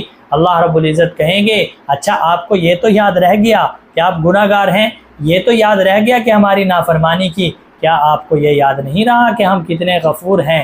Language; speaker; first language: Urdu; native; Urdu